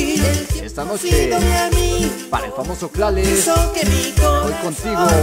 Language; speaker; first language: Spanish; native; Spanish